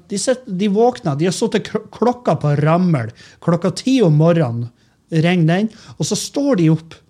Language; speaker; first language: Norwegian; native; Norwegian